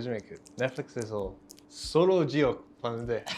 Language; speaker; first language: Korean; non-native, learner; English